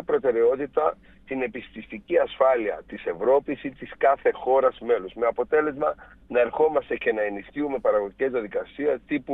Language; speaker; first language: Greek; native; Greek